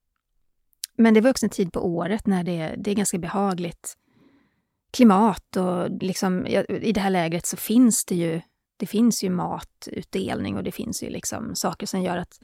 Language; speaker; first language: Swedish; native; Swedish